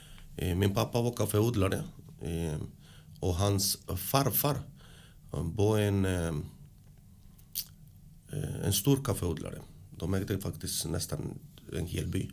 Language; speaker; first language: Swedish; early bilingual, other home language; Spanish